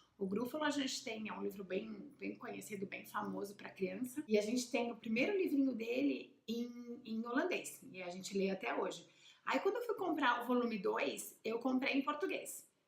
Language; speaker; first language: Portuguese; native; Portuguese